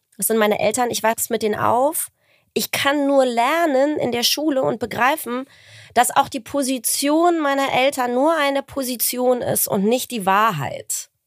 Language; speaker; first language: German; native; German